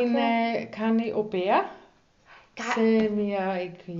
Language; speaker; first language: Greek; non-native, learner; German